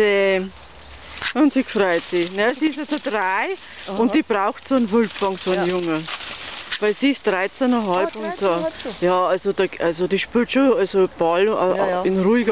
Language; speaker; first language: German; native; German